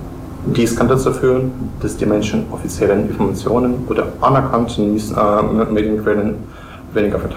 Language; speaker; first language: German; non-native, fluent; Ukrainian